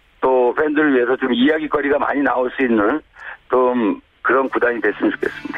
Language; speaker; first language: Korean; native; Korean